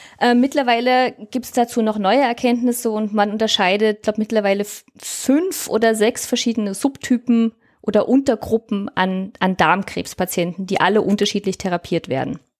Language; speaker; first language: German; native; German